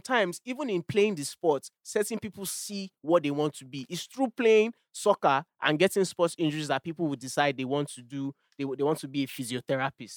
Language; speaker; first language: English; non-native, local second language; Yoruba